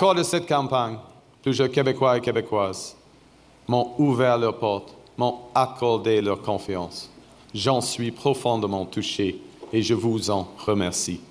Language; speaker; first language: French; non-native, fluent; English